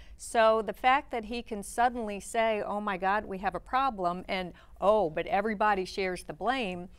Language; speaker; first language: English; native; English